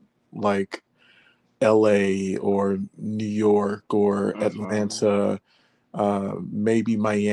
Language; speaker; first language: English; native; English